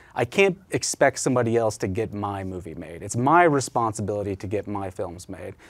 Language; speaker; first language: English; native; English